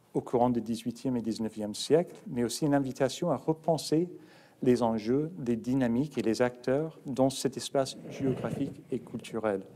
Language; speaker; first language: French; non-native, fluent; English